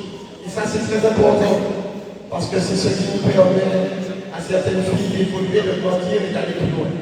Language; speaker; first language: French; native; French